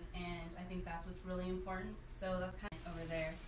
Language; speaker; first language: English; native; English